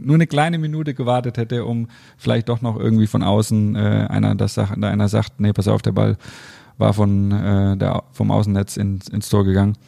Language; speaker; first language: German; native; German